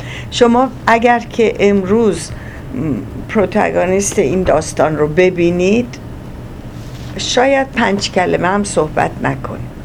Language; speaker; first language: Persian; native; Persian